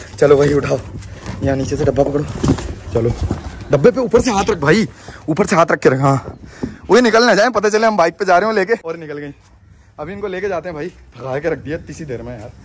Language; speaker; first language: Urdu; native; Urdu